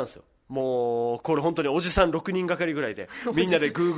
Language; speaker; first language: Japanese; native; Japanese